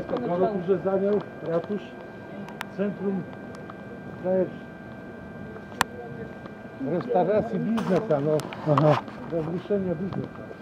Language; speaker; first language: Russian; non-native, learner; Polish